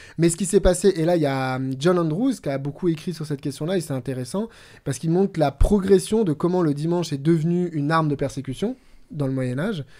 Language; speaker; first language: French; native; French